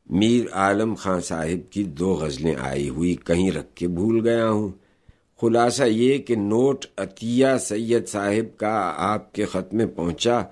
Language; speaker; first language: Urdu; native; Urdu